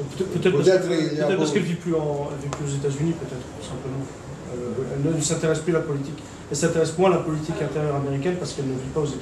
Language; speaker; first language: French; native; French